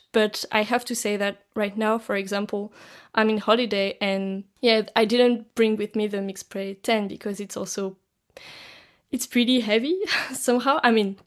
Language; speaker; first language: English; non-native, fluent; French